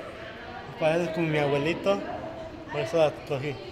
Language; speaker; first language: Spanish; early bilingual, other home language; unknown